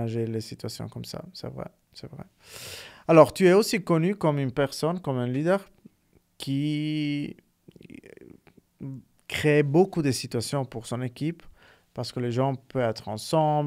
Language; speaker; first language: French; non-native, fluent; Italian